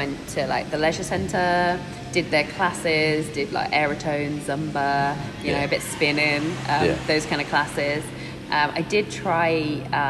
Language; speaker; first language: English; native; English